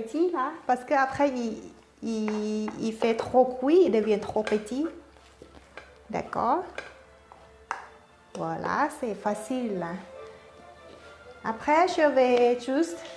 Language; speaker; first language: French; non-native, learner; Thai